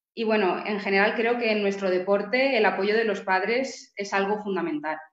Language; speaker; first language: Spanish; native; Spanish